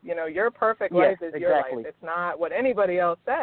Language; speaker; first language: English; native; English